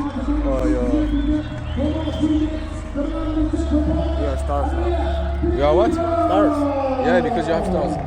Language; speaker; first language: English; non-native, learner; French